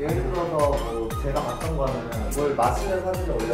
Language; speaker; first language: Korean; native; Korean